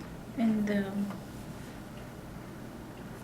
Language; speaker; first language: English; non-native, learner; Russian